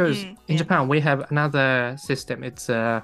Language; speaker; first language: English; non-native, fluent; Japanese